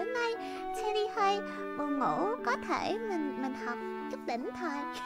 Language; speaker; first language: Vietnamese; early bilingual, heritage; Vietnamese